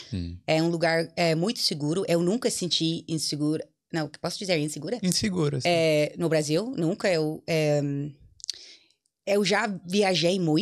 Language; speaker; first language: Portuguese; non-native, fluent; English